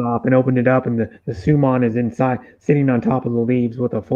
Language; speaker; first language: English; native; English